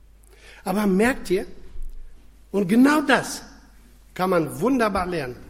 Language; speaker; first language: German; non-native, fluent; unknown